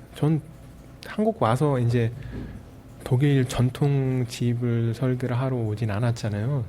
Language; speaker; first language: Korean; early bilingual, heritage; Korean